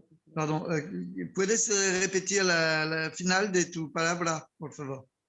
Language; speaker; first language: Spanish; non-native, learner; French